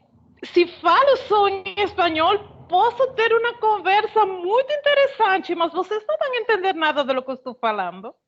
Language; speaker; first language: Portuguese; non-native, fluent; Spanish